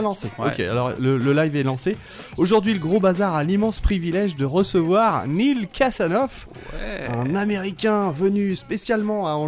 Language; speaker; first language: French; native; French